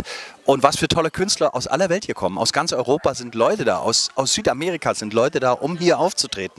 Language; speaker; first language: German; native; German